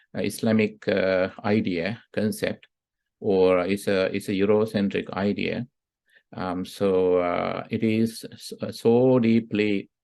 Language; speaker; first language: English; non-native, local second language; Sinhala